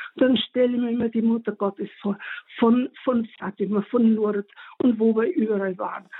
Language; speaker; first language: German; native; German